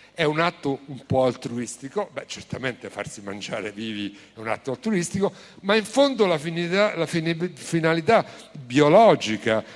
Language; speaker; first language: Italian; native; Italian